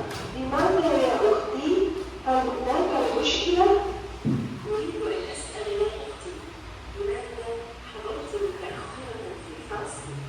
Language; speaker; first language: Arabic; non-native, learner; Indonesian